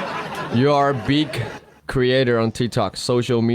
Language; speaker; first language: English; non-native, fluent; Chinese